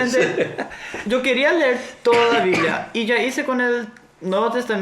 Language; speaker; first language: Spanish; non-native, fluent; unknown